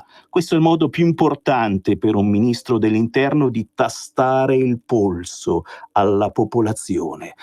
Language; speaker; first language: Italian; native; Italian